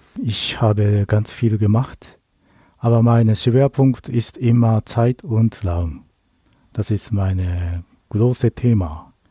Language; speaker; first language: German; non-native, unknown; Japanese